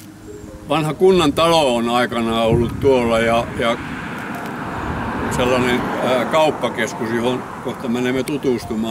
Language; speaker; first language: Finnish; native; Finnish